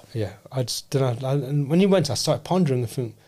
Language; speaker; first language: English; native; English